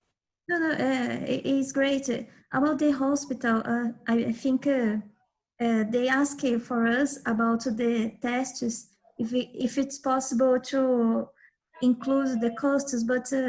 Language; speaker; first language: English; non-native, fluent; Portuguese